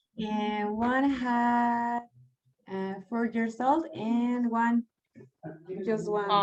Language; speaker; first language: English; non-native, learner; Spanish